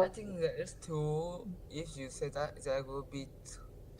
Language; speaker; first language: English; non-native, learner; Vietnamese